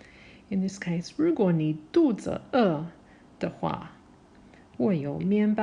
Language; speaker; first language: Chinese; non-native, fluent; English